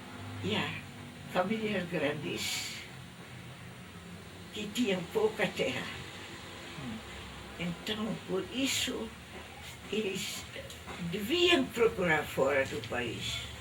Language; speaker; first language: Portuguese; non-native, fluent; Dutch